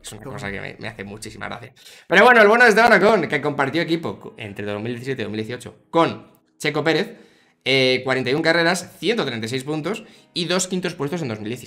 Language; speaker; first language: Spanish; native; Spanish